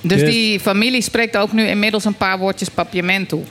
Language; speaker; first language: Dutch; native; Dutch